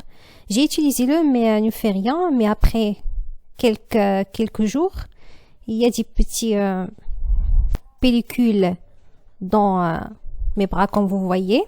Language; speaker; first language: French; non-native, learner; Arabic